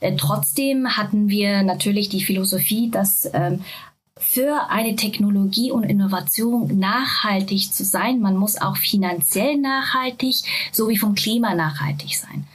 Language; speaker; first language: German; non-native, fluent; Japanese